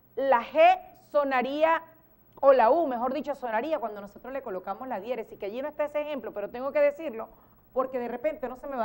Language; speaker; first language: Spanish; native; Spanish